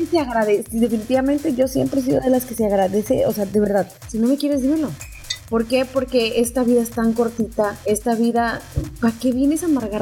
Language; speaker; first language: Spanish; native; Spanish